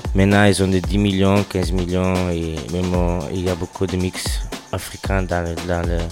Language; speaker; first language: French; non-native, learner; English